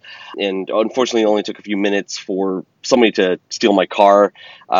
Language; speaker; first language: English; native; English